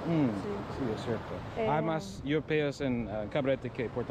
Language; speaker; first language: Spanish; non-native, learner; English